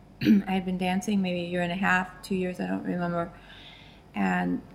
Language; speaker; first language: English; native; English